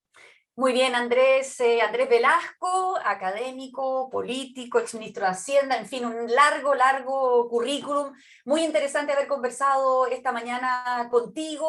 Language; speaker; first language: Spanish; native; Spanish